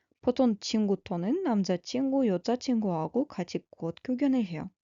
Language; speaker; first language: Korean; non-native, fluent; Russian